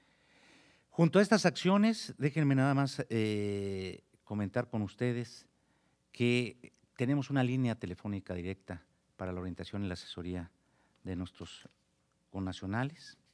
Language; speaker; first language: Spanish; native; Spanish